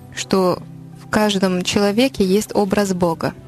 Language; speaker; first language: Russian; non-native, learner; French